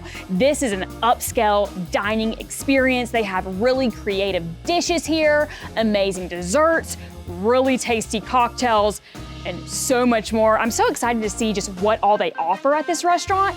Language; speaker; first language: English; native; English